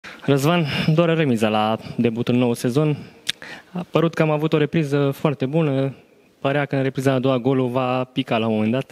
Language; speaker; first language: Romanian; native; Romanian